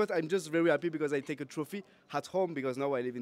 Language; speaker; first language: English; non-native, learner; French